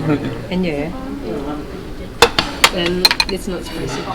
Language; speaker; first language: English; non-native, learner; Indonesian